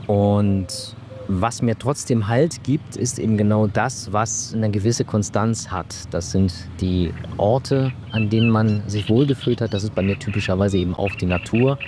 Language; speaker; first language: German; native; German